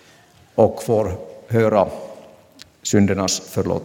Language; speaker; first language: Swedish; non-native, local second language; Finnish